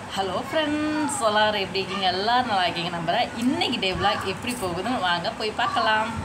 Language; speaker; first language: Tamil; non-native, local second language; Telugu